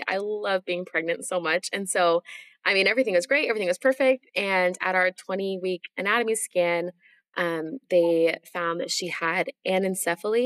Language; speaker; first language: English; native; English